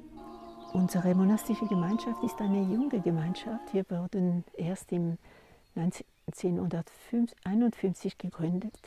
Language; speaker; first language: German; non-native, fluent; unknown